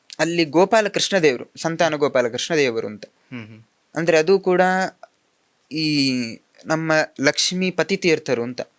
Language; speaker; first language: Kannada; non-native, local second language; Tulu